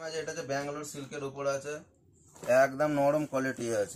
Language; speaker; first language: Hindi; non-native, local second language; Bangla